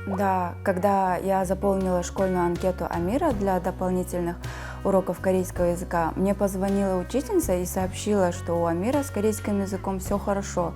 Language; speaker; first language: Russian; non-native, local second language; Kazakh